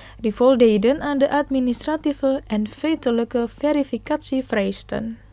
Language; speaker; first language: Dutch; non-native, fluent; Indonesian